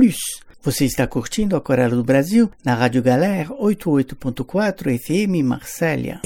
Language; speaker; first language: Portuguese; non-native, fluent; French